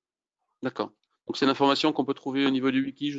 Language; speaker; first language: French; native; French